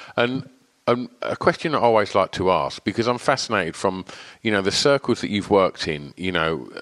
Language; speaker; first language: English; native; English